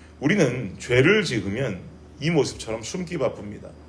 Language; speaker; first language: Korean; native; Korean